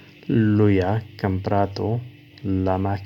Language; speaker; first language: Italian; non-native, learner; Urdu